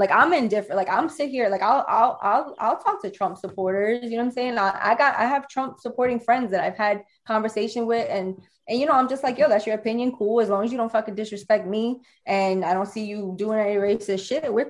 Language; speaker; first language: English; native; English